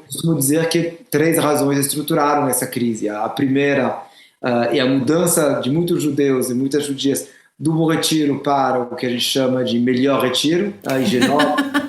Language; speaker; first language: Portuguese; non-native, fluent; French